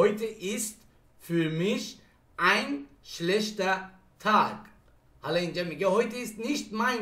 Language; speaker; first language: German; non-native, fluent; Persian